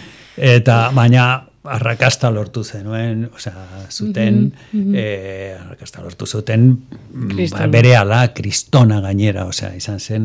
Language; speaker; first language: Basque; non-native, local second language; Spanish